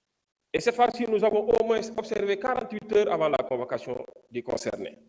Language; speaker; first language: French; non-native, local second language; Wolof